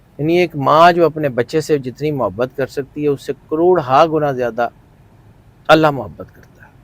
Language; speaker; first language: Urdu; non-native, local second language; Punjabi